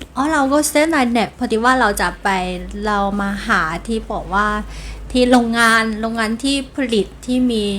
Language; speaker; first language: Thai; non-native, learner; Chinese